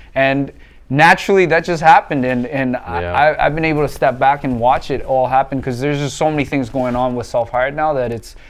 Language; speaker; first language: English; early bilingual, other home language; Vietnamese